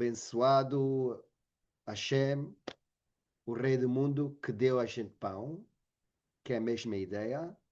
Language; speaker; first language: Portuguese; non-native, fluent; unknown